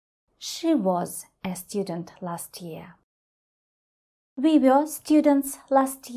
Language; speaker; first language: English; non-native, fluent; Russian